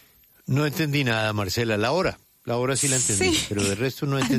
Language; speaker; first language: Spanish; native; Spanish